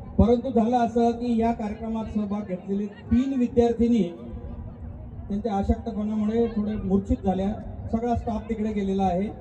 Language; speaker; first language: Marathi; native; Marathi